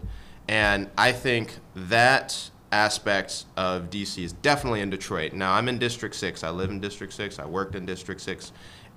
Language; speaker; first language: English; native; English